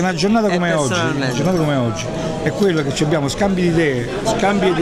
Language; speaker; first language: Italian; native; Italian